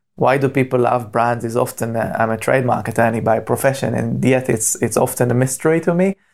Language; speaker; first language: English; non-native, fluent; Hebrew